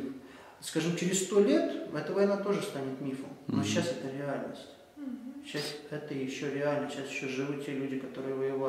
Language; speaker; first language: Russian; native; Russian